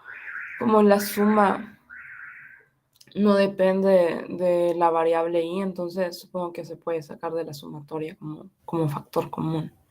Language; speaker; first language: Spanish; native; Spanish